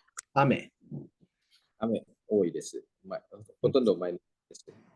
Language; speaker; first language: Japanese; non-native, fluent; Thai